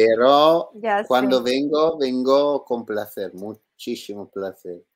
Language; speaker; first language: Spanish; non-native, learner; Italian